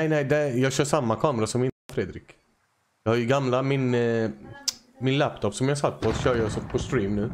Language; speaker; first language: Swedish; native; Swedish